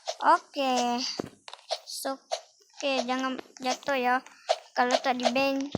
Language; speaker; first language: Malay; native; Malay